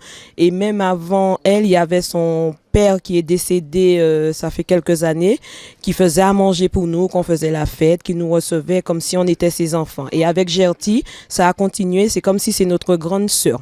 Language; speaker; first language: French; native; French